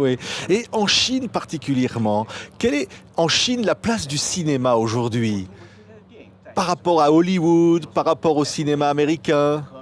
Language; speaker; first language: French; native; French